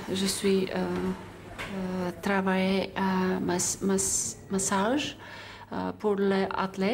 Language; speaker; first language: French; non-native, learner; Bulgarian